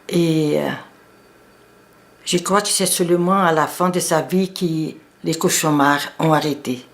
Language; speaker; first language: French; non-native, fluent; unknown